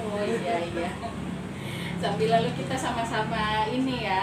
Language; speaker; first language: Indonesian; native; Indonesian